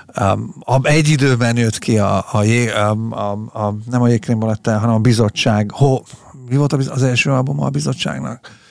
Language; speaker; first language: Hungarian; native; Hungarian